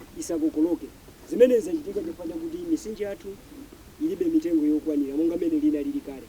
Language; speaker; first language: Nyanja; non-native, local second language; Yao